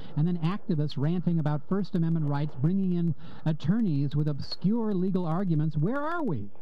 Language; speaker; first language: English; native; English